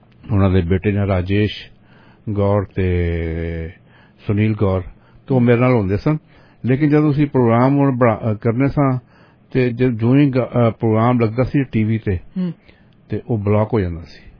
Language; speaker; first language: Punjabi; native; Punjabi